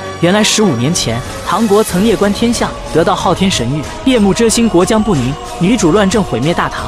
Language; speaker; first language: Chinese; native; Chinese